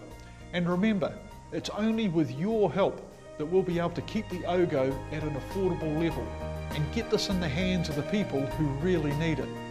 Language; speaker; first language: English; native; English